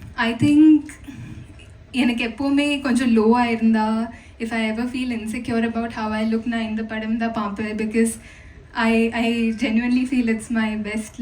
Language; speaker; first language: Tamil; non-native, fluent; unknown